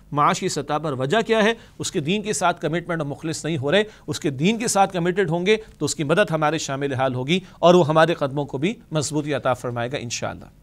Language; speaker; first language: Urdu; native; Urdu